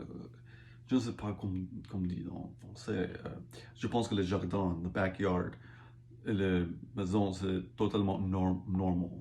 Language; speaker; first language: French; non-native, learner; English